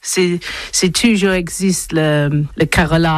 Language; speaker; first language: French; non-native, learner; English